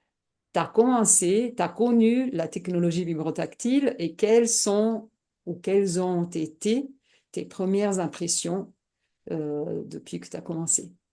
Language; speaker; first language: French; non-native, fluent; Italian